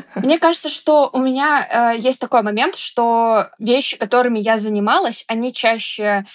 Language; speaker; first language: Russian; native; Russian